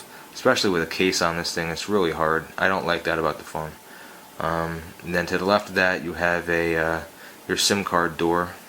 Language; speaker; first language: English; native; English